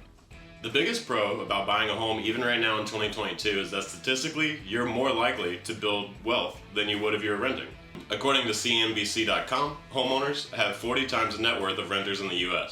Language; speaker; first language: English; native; English